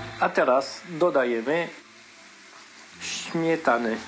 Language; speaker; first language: Polish; non-native, learner; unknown